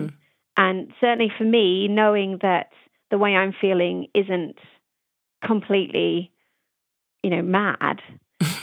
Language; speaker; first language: English; native; English